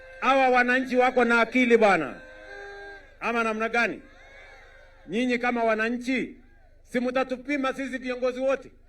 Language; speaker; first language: Swahili; non-native, local second language; Kalenjin